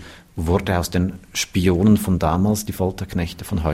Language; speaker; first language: German; native; German